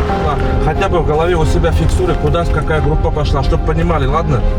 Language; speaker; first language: Russian; native; Russian